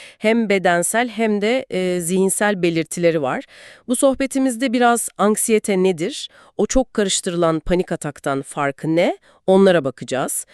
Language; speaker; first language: Turkish; native; Turkish